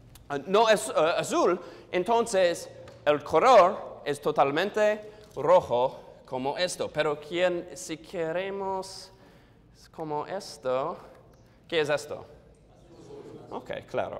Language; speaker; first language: Spanish; non-native, learner; English